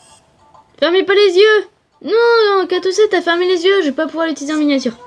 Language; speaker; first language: French; native; French